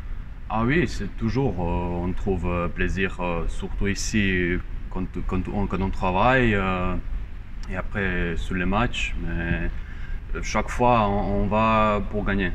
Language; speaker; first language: French; non-native, fluent; Croatian